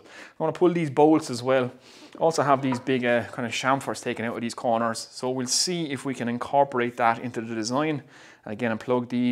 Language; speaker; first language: English; native; English